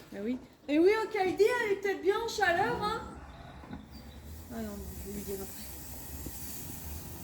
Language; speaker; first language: French; native; French